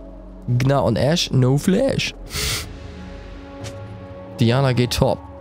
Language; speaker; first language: German; native; German